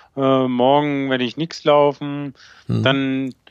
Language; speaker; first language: German; native; German